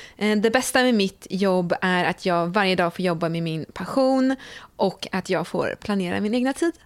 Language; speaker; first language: Swedish; native; Swedish